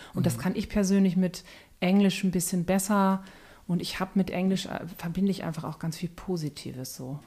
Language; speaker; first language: German; native; German